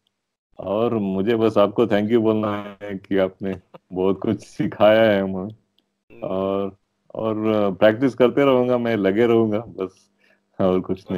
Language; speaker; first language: Hindi; non-native, local second language; Telugu